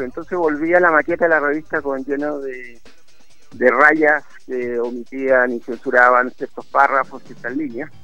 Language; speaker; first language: Spanish; native; Spanish